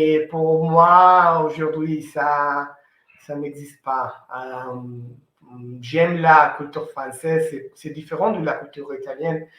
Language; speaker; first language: French; non-native, fluent; Italian